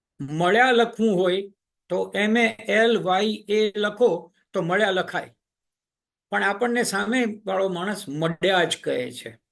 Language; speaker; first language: Gujarati; native; Gujarati